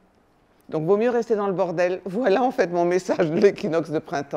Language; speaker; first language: French; native; French